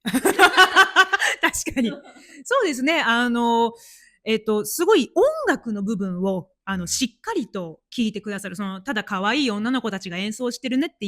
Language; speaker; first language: Japanese; native; Japanese